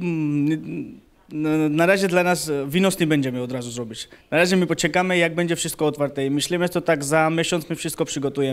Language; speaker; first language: Polish; non-native, learner; Georgian